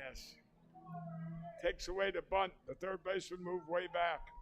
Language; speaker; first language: English; native; English